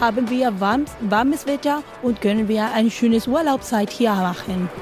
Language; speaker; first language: German; non-native, learner; Spanish